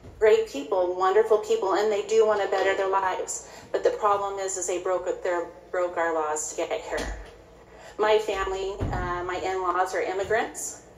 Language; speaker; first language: English; native; English